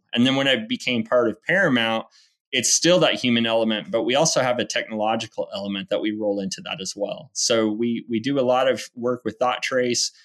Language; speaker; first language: English; native; English